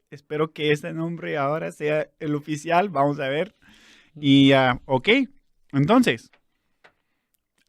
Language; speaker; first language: Spanish; non-native, fluent; English